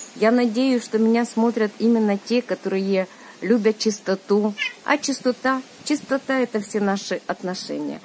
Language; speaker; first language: Russian; native; Russian